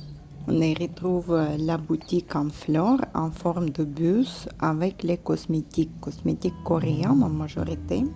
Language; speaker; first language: French; non-native, fluent; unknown